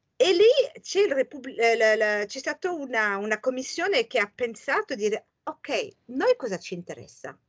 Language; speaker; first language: Italian; non-native, fluent; French